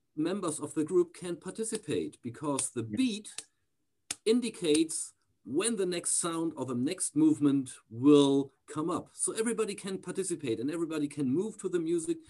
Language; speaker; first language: English; non-native, fluent; German